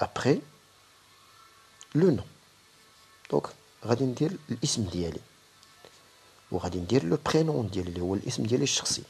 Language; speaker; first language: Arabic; native; Arabic